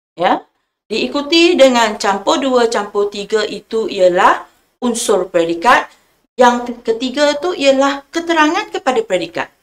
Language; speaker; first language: Malay; non-native, local second language; Chinese